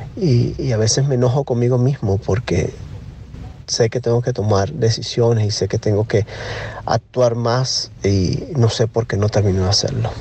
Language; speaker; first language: Spanish; native; Spanish